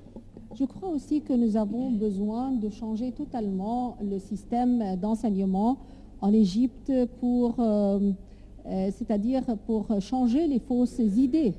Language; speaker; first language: French; non-native, fluent; Arabic